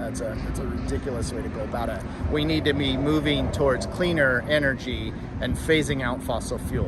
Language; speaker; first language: English; native; English